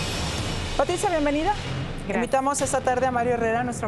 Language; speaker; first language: Spanish; native; Spanish